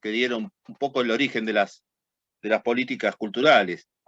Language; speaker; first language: Spanish; native; Spanish